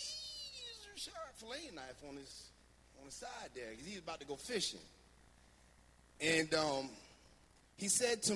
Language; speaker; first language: English; native; English